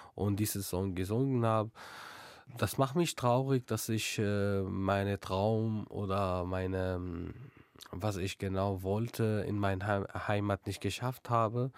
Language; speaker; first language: German; non-native, fluent; Arabic